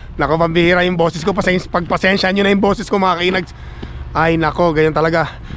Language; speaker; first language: Filipino; non-native, local second language; Iloko